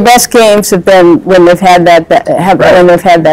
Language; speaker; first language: English; native; English